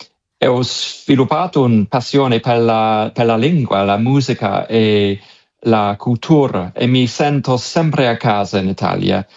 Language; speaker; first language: Italian; non-native, learner; English